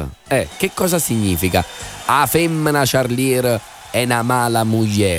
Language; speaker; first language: Italian; native; Italian